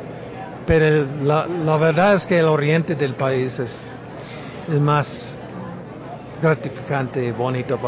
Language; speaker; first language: Spanish; non-native, fluent; English